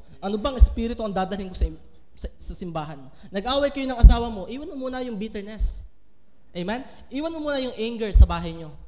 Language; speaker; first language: Filipino; native; Filipino